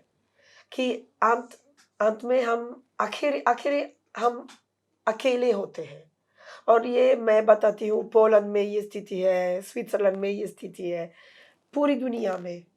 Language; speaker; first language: Hindi; non-native, fluent; Italian